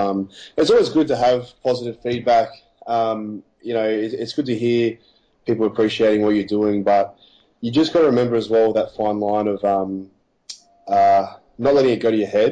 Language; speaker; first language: English; native; English